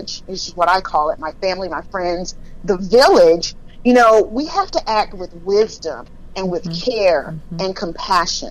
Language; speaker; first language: English; native; English